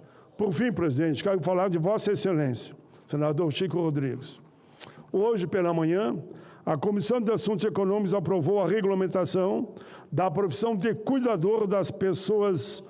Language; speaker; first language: Portuguese; native; Portuguese